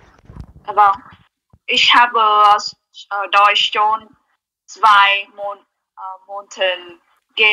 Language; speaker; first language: German; non-native, learner; Vietnamese